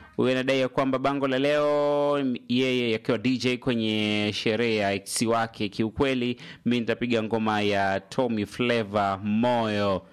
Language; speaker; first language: Swahili; native; Swahili